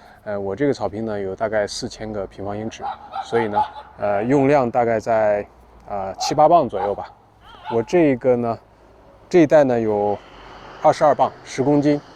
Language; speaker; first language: Chinese; native; Chinese